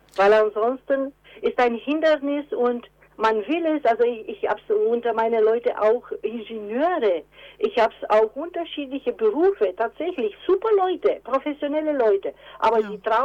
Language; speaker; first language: German; non-native, fluent; Romanian